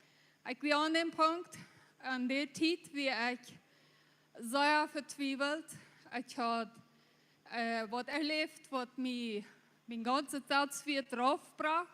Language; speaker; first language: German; non-native, local second language; Low German